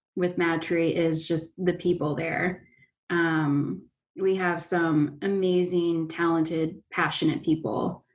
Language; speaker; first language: English; native; English